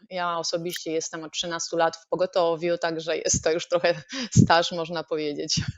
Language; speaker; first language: Polish; native; Polish